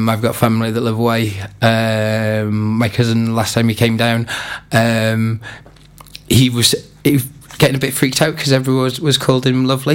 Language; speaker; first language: English; native; English